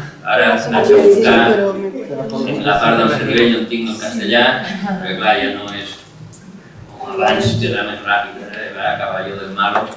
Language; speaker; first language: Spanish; non-native, local second language; Catalan